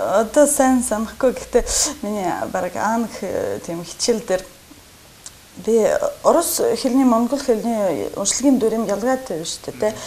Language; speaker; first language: Mongolian; non-native, learner; Russian